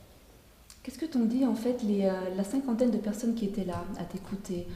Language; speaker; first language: French; native; French